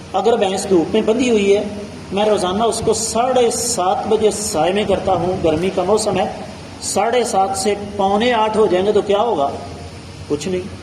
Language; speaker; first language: Urdu; non-native, local second language; Punjabi